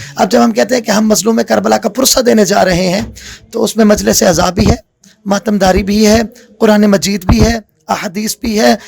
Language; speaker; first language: Urdu; native; Urdu